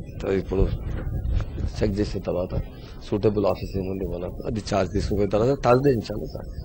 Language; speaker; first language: Telugu; non-native, local second language; Urdu